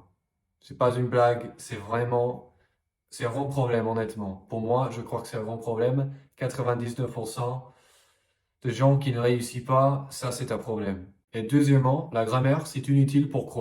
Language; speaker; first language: French; non-native, fluent; English